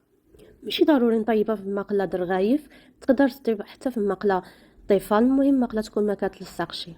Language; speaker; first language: Arabic; native; Arabic